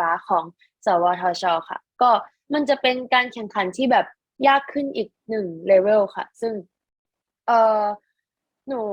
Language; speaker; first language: Thai; native; Thai